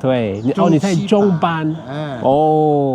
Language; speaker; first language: Chinese; non-native, fluent; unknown